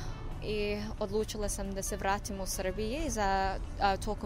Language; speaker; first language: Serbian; non-native, learner; English